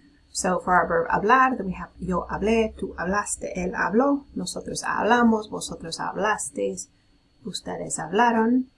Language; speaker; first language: Spanish; non-native, fluent; English